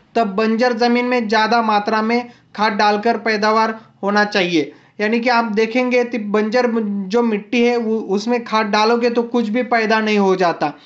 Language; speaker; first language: Hindi; non-native, local second language; Marathi